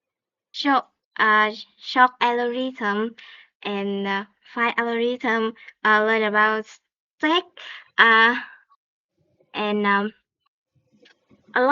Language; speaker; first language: English; non-native, learner; Vietnamese